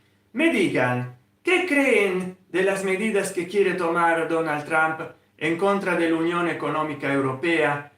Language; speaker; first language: Spanish; non-native, fluent; Italian